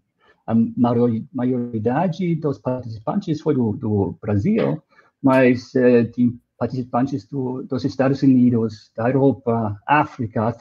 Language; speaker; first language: Portuguese; non-native, fluent; German